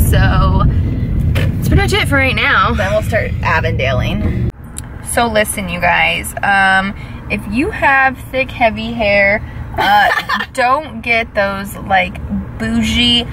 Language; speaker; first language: English; native; English